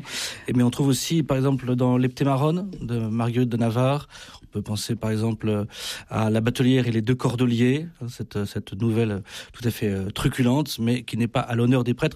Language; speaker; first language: French; native; French